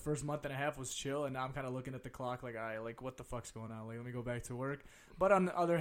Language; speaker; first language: English; native; English